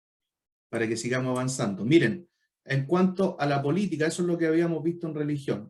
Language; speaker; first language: Spanish; native; Spanish